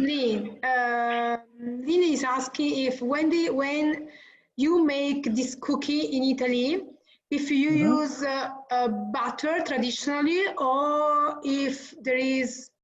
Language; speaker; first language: English; non-native, fluent; Italian